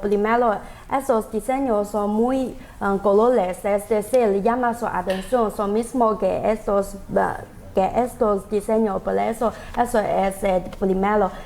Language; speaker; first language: Spanish; non-native, learner; Chinese